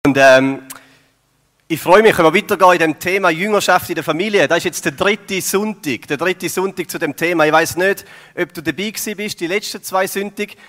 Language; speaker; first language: German; native; German